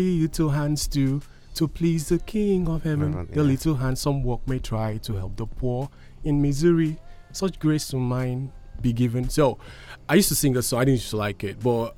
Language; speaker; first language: English; non-native, local second language; Ibibio